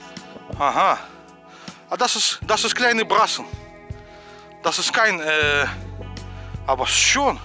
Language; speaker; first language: German; non-native, learner; Russian